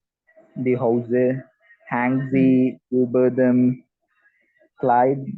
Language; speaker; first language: German; non-native, learner; Malayalam